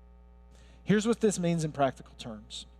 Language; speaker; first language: English; native; English